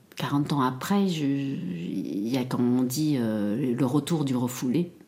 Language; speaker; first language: French; early bilingual, other home language; Khmer